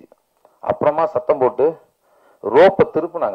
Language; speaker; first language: Tamil; native; Tamil